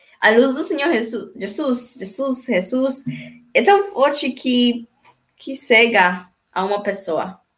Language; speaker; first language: Portuguese; non-native, learner; Spanish